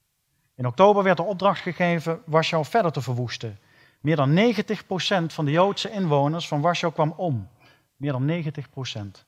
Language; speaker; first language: Dutch; native; Dutch